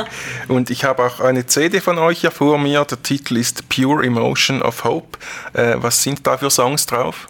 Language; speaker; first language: German; native; German